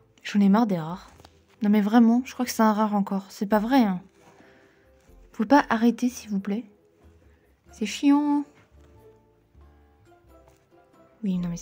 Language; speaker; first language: French; native; French